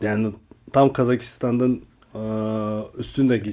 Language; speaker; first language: Turkish; non-native, learner; Kazakh